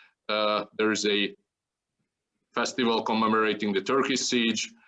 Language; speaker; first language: English; non-native, fluent; Hungarian